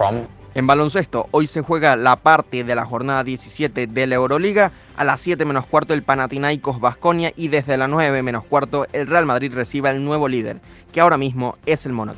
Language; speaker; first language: Spanish; native; Spanish